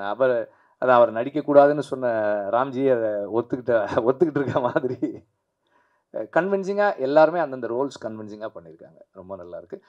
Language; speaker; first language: Tamil; native; Tamil